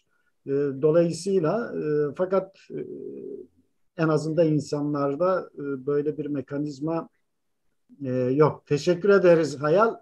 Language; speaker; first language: Turkish; native; Turkish